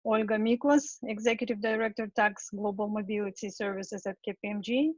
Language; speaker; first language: English; non-native, fluent; Russian